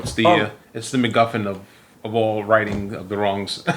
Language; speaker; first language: English; native; English